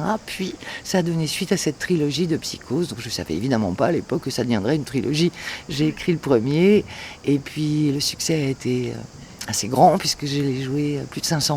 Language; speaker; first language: French; native; French